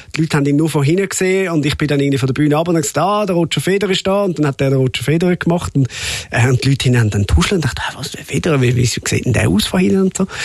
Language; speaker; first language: German; native; German